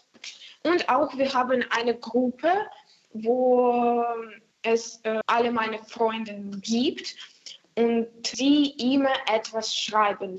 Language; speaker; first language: German; non-native, learner; Ukrainian